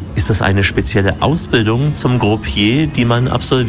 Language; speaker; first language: German; native; German